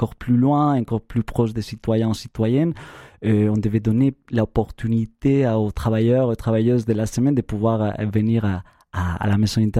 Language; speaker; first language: French; non-native, fluent; Spanish